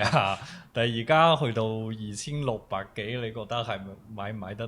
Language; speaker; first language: Cantonese; native; Cantonese